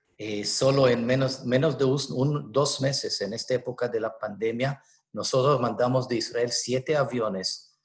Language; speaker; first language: Spanish; non-native, fluent; Hebrew